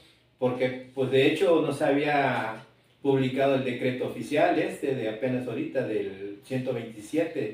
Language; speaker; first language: Spanish; native; Spanish